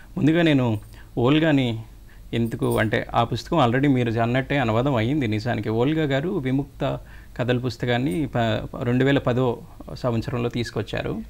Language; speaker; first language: Telugu; native; Telugu